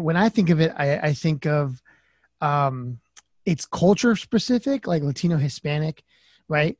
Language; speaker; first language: English; native; English